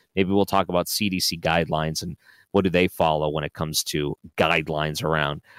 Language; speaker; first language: English; native; English